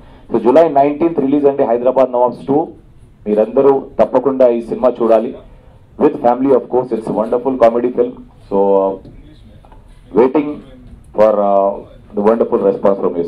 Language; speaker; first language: Telugu; native; Telugu